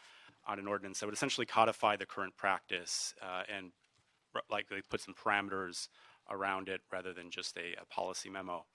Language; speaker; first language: English; native; English